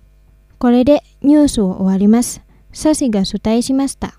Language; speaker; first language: Japanese; non-native, fluent; Indonesian